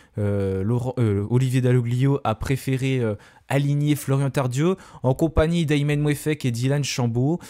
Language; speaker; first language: French; native; French